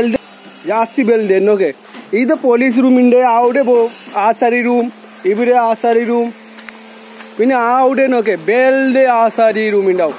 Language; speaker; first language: Malayalam; non-native, learner; Hindi